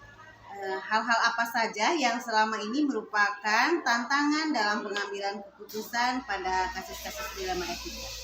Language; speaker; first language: Indonesian; native; Indonesian